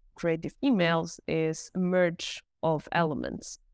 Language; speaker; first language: English; non-native, fluent; Portuguese